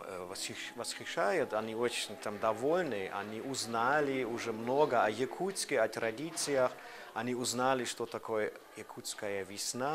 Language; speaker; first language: Russian; non-native, fluent; German